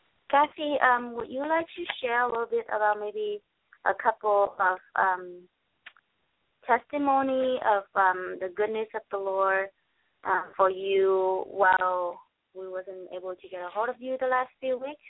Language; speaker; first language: English; non-native, fluent; Vietnamese